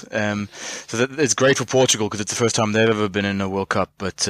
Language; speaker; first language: English; native; English